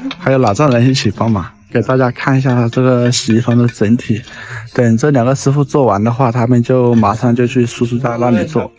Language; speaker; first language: Chinese; native; Chinese